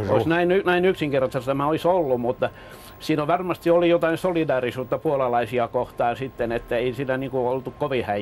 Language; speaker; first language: Finnish; native; Finnish